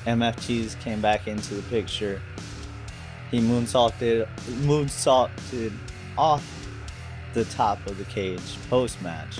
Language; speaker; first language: English; native; English